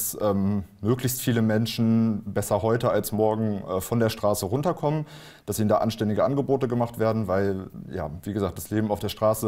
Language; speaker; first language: German; native; German